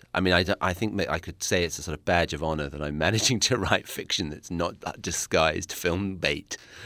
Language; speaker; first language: English; native; English